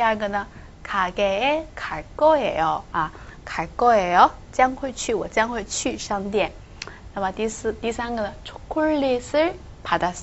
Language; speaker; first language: Korean; non-native, fluent; Chinese